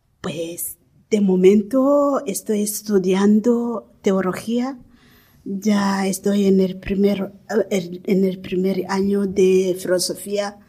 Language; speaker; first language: Spanish; non-native, learner; Kinyarwanda